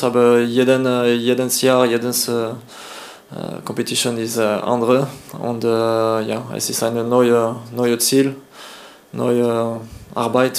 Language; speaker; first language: German; non-native, learner; French